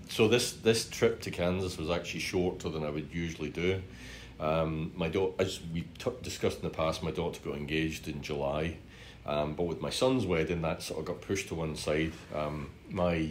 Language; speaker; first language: English; native; English